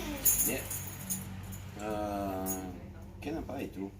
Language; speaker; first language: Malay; non-native, learner; French